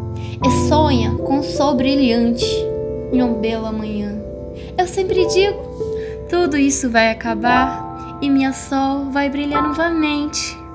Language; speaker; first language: Portuguese; non-native, fluent; Arabic